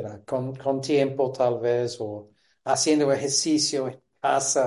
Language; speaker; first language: Spanish; non-native, fluent; English